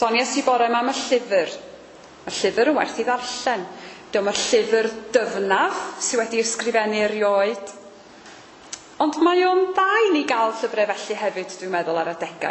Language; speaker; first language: Welsh; native; Welsh